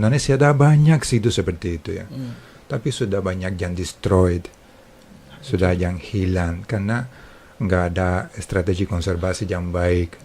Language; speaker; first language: Indonesian; non-native, fluent; Spanish